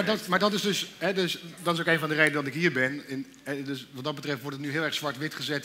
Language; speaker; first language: Dutch; native; Dutch